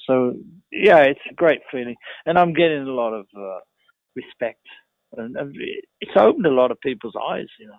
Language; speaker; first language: English; native; English